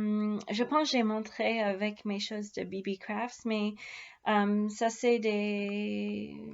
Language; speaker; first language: French; non-native, fluent; English